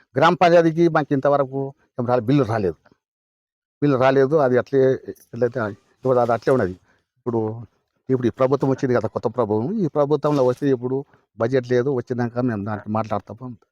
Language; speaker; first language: Telugu; non-native, local second language; Lambadi